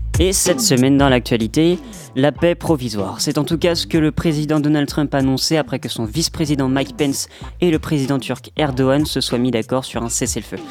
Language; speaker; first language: French; native; French